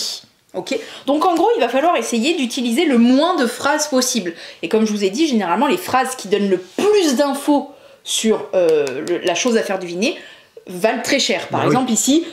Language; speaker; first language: French; native; French